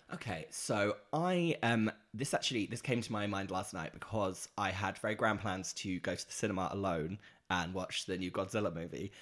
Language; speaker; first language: English; native; English